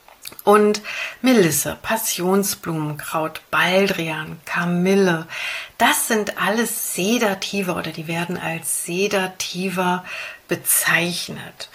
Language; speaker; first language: German; native; German